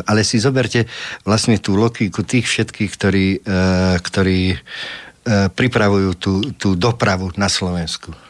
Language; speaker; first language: Slovak; native; Slovak